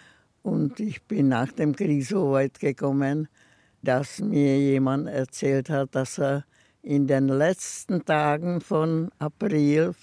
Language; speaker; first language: German; non-native, fluent; Czech